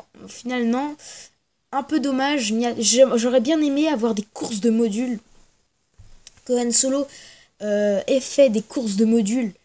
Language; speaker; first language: French; native; French